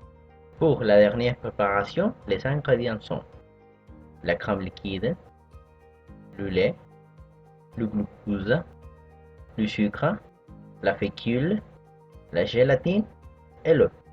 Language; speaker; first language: French; non-native, fluent; Spanish